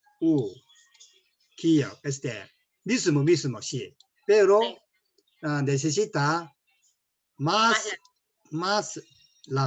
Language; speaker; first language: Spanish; non-native, learner; Korean